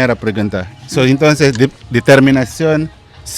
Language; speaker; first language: Spanish; non-native, learner; Filipino